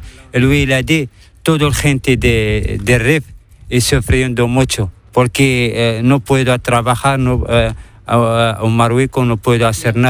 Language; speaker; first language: Spanish; non-native, learner; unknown